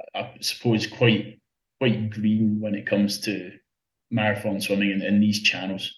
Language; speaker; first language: English; native; English